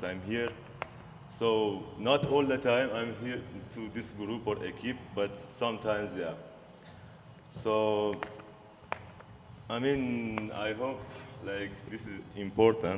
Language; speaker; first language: English; non-native, learner; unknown